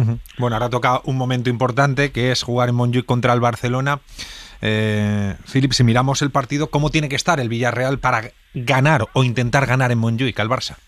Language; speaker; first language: Spanish; native; Spanish